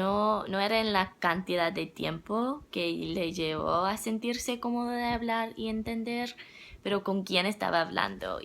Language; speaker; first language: Spanish; non-native, learner; English